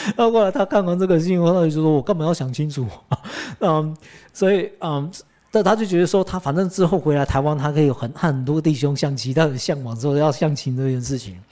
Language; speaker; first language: Chinese; early bilingual, heritage; Chinese